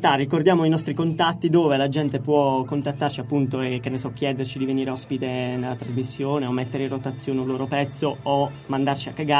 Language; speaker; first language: Italian; native; Italian